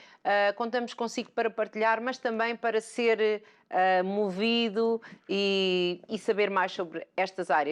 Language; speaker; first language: Portuguese; native; Portuguese